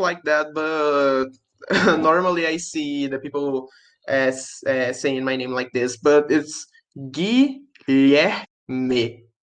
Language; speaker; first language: English; non-native, learner; Portuguese